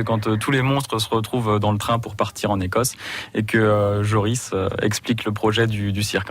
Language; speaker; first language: French; native; French